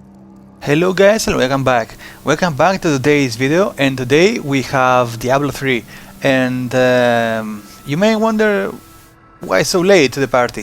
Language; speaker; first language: English; non-native, fluent; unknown